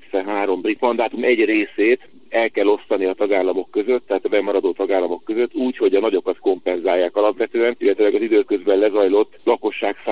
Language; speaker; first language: Hungarian; native; Hungarian